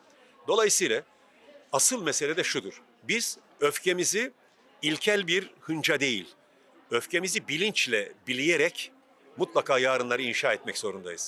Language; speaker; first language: Turkish; native; Turkish